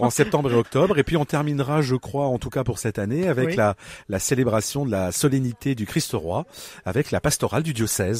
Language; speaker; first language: French; native; French